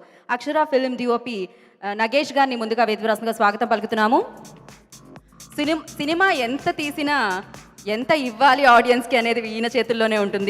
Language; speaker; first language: Telugu; native; Telugu